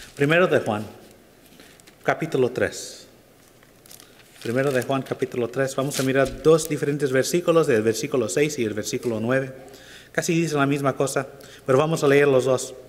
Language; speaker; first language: Spanish; non-native, fluent; English